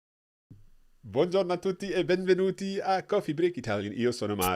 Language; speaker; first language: Italian; non-native, fluent; English